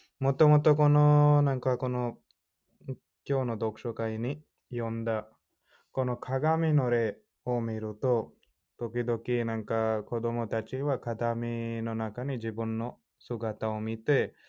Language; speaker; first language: Japanese; non-native, fluent; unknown